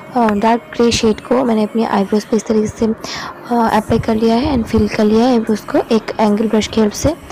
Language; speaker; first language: Hindi; non-native, local second language; Bangla